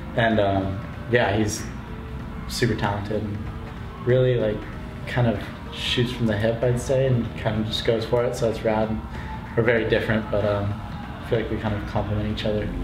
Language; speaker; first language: English; native; English